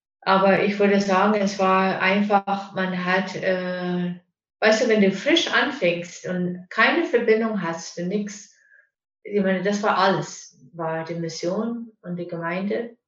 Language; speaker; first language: German; non-native, fluent; English